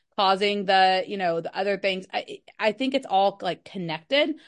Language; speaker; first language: English; native; English